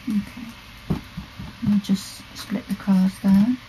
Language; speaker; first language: English; native; English